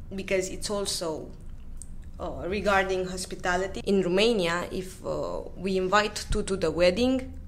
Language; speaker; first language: English; non-native, fluent; Romanian